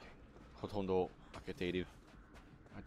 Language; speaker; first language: Japanese; non-native, learner; English